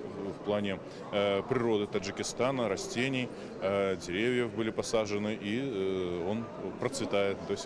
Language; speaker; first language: Russian; native; Russian